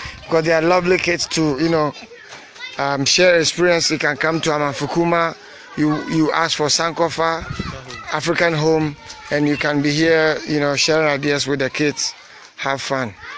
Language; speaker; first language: English; non-native, local second language; Akan